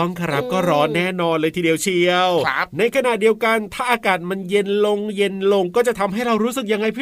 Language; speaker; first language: Thai; native; Thai